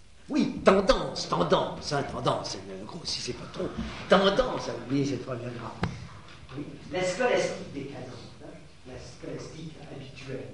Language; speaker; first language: French; native; French